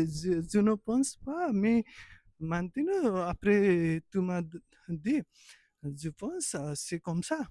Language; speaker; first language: French; non-native, learner; Nepali